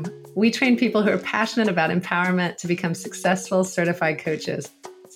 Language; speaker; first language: English; native; English